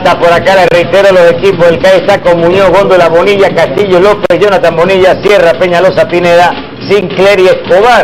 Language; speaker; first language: Spanish; native; Spanish